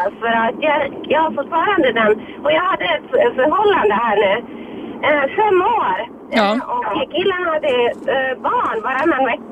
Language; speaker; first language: Swedish; non-native, fluent; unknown